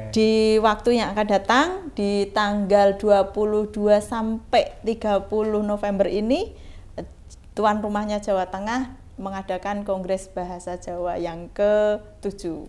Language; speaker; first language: Indonesian; native; Indonesian